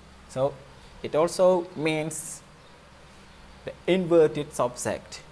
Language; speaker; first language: English; non-native, fluent; Wolof